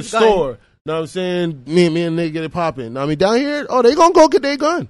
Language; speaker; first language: English; native; English